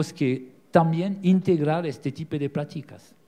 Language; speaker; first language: Spanish; non-native, learner; French